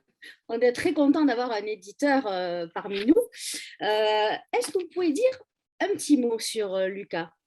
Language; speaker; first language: French; native; French